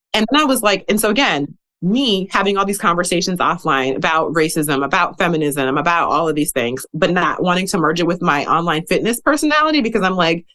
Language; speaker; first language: English; native; English